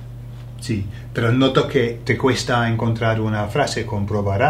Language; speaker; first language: Spanish; non-native, fluent; English